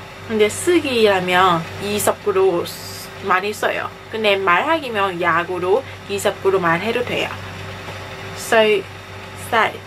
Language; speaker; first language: Korean; non-native, fluent; Cantonese